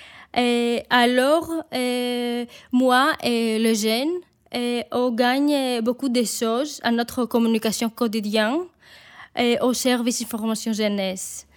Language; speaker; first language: French; non-native, fluent; Greek